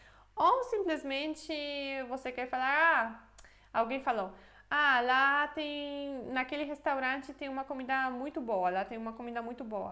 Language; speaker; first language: Portuguese; non-native, fluent; Polish